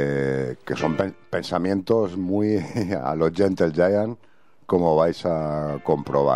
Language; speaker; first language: Spanish; native; Spanish